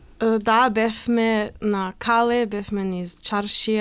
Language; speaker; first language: Macedonian; early bilingual, heritage; Macedonian